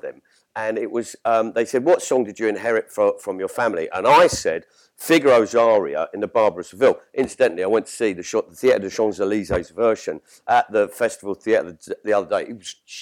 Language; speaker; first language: English; native; English